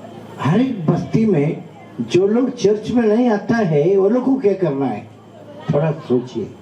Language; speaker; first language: Hindi; non-native, local second language; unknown